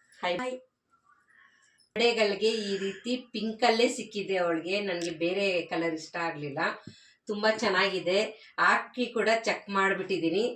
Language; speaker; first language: Kannada; non-native, local second language; Marathi